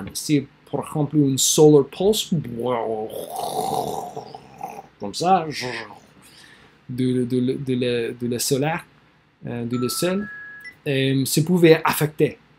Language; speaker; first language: French; non-native, learner; English